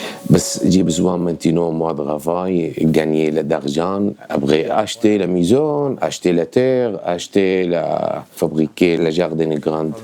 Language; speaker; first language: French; non-native, learner; Arabic